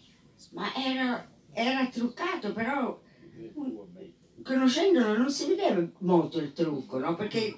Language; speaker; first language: Italian; non-native, fluent; English